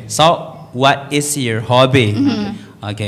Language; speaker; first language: English; non-native, learner; Indonesian